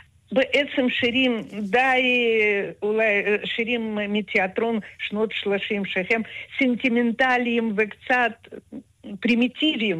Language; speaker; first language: Hebrew; non-native, fluent; Russian